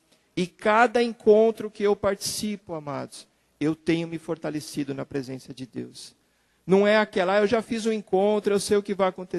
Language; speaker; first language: Portuguese; native; Portuguese